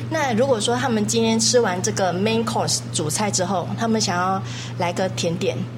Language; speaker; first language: Chinese; native; Chinese